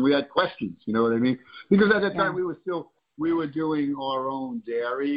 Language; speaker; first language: English; native; English